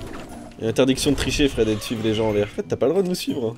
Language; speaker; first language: French; native; French